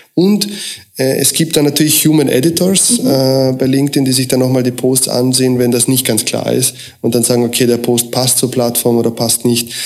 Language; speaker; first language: German; early bilingual, other home language; Croatian